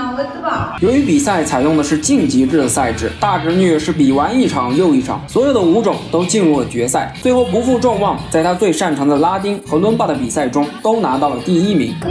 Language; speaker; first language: Chinese; native; Chinese